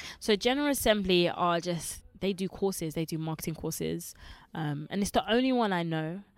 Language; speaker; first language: English; early bilingual, other home language; Lingala